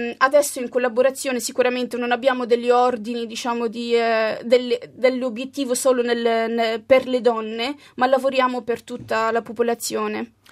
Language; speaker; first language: Italian; early bilingual, other home language; Arabic